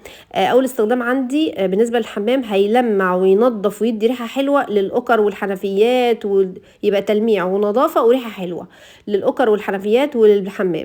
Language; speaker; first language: Arabic; native; Arabic